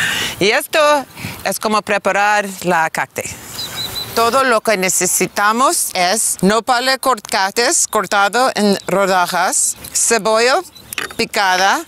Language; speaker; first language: Spanish; non-native, learner; English